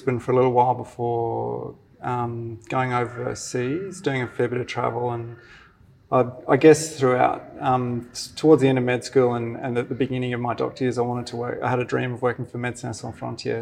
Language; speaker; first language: English; native; English